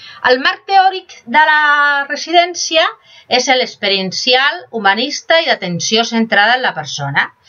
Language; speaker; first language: Catalan; non-native, local second language; Spanish